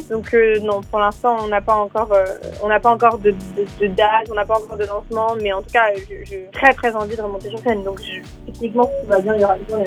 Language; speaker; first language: French; native; French